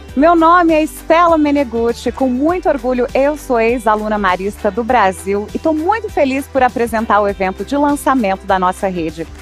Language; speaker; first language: Portuguese; native; Portuguese